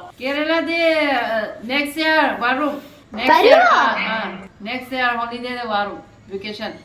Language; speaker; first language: Malayalam; non-native, learner; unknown